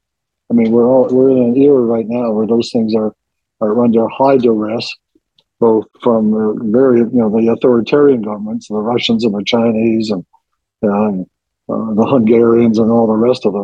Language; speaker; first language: English; native; English